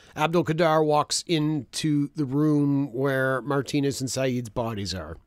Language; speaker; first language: English; native; English